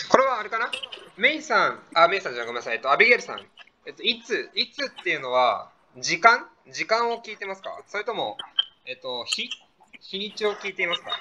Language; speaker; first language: Japanese; native; Japanese